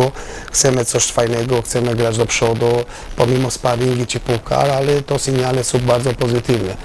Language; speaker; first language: Polish; non-native, learner; Albanian